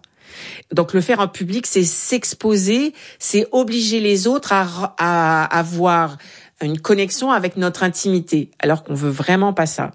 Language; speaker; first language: French; native; French